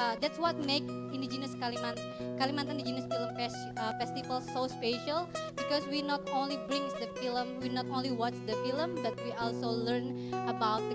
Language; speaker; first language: English; non-native, fluent; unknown